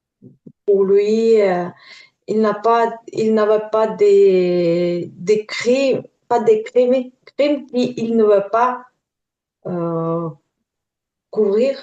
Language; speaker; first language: French; non-native, learner; Ukrainian